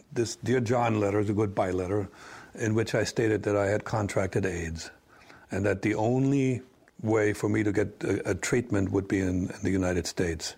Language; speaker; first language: English; non-native, fluent; German